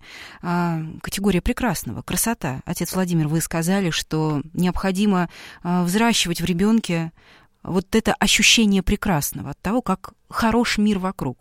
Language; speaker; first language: Russian; native; Russian